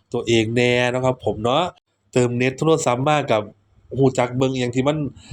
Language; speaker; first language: Thai; native; Thai